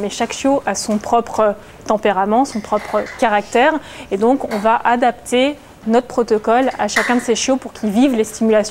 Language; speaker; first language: French; native; French